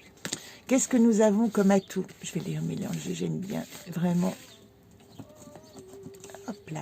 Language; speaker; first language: French; native; French